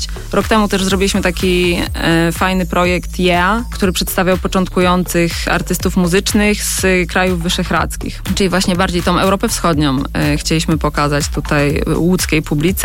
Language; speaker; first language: Polish; native; Polish